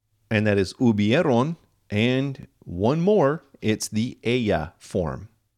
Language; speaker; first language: English; native; English